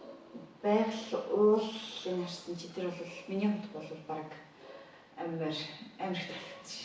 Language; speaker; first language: Mongolian; native; Mongolian